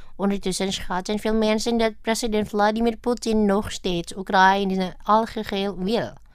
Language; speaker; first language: Dutch; non-native, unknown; Indonesian